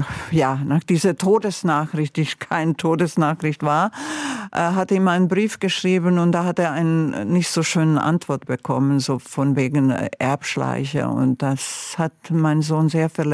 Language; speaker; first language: German; non-native, fluent; Croatian